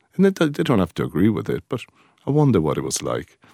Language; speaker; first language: English; non-native, fluent; Italian